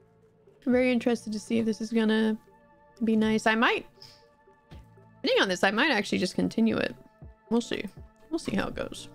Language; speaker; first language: English; native; English